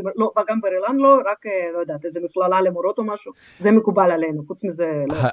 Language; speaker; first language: Hebrew; non-native, fluent; Russian